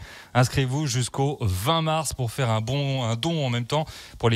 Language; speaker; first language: French; native; French